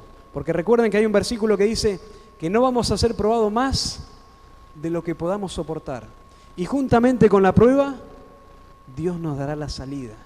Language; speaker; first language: Spanish; native; Spanish